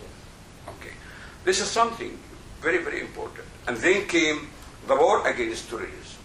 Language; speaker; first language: English; non-native, fluent; Arabic